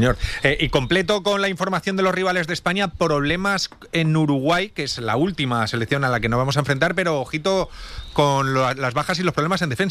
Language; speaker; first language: Spanish; native; Spanish